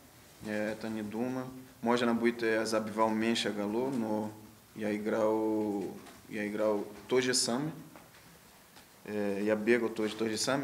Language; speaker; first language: Russian; non-native, learner; Portuguese